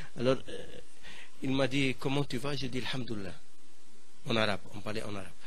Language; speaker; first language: French; non-native, local second language; Arabic